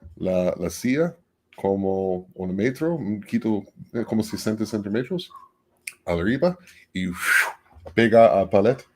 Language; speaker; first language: Spanish; non-native, learner; English